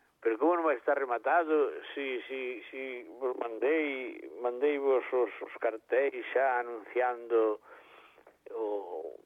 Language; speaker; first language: Galician; native; Galician